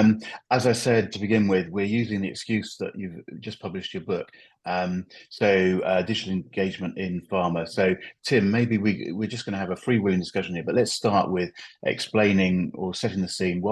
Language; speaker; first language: English; native; English